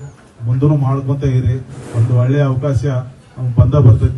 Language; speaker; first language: Kannada; native; Kannada